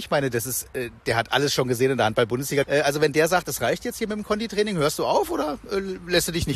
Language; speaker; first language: German; native; German